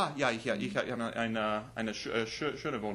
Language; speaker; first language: German; non-native, learner; English